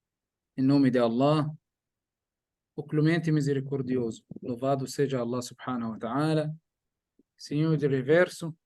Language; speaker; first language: Portuguese; non-native, fluent; Arabic